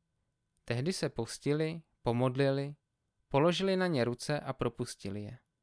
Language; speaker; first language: Czech; native; Czech